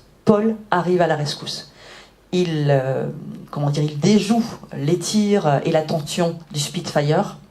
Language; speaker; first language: French; native; French